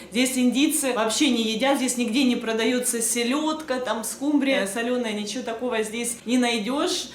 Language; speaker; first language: Russian; native; Russian